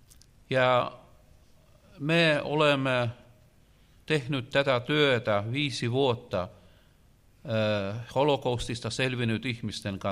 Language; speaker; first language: Finnish; non-native, learner; Russian